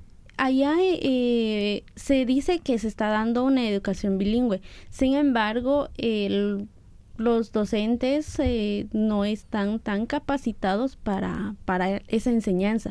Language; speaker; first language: Spanish; non-native, local second language; Kaqchikel